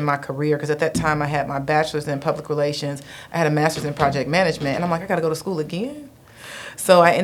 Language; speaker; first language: English; native; English